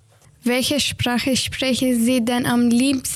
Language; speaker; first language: German; non-native, learner; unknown